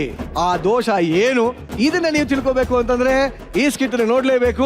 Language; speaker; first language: Kannada; native; Kannada